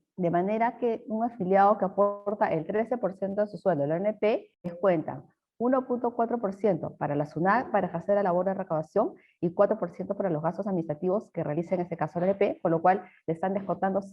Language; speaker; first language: Spanish; native; Spanish